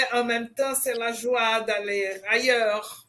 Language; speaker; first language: French; non-native, fluent; Portuguese